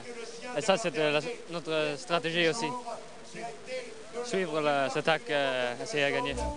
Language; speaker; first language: French; non-native, fluent; Norwegian